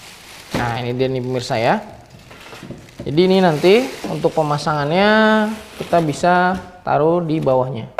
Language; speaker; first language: Indonesian; native; Indonesian